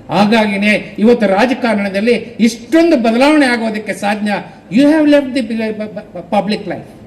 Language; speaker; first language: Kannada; non-native, local second language; Telugu